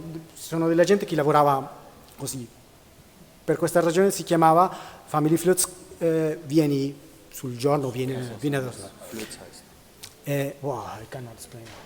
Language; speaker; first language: Italian; non-native, learner; Spanish